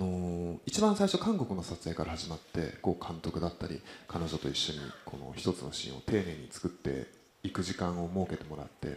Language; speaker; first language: Japanese; native; Japanese